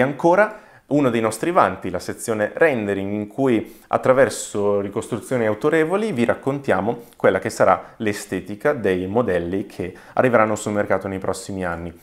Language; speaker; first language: Italian; native; Italian